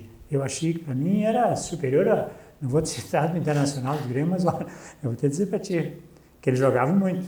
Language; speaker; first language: Portuguese; native; Portuguese